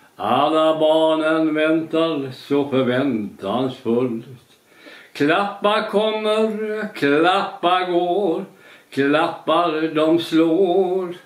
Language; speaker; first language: Swedish; native; Swedish